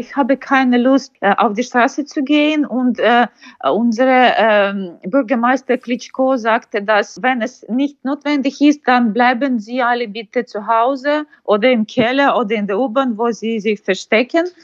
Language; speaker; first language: German; non-native, learner; Ukrainian